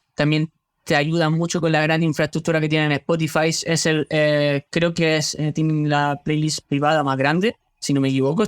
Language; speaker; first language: Spanish; native; Spanish